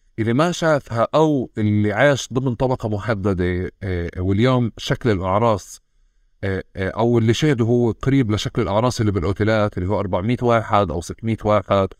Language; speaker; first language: Arabic; native; Arabic